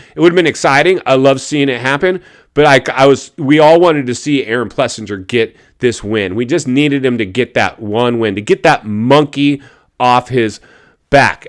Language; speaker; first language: English; native; English